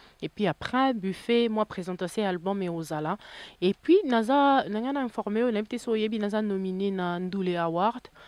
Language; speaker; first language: French; non-native, local second language; Lingala